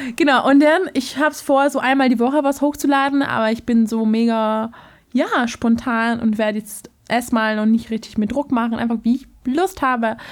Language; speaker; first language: German; non-native, fluent; Hungarian